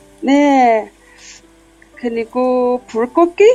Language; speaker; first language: Korean; non-native, learner; Chinese